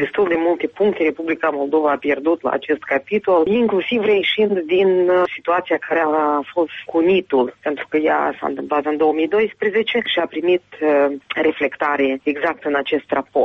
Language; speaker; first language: Romanian; native; Romanian